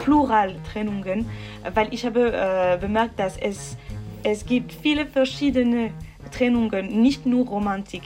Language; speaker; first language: German; non-native, learner; French